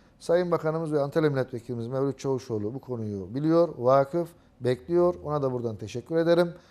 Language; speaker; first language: Turkish; native; Turkish